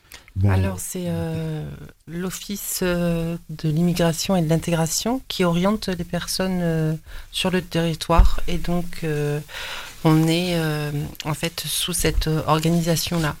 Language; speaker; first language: French; native; French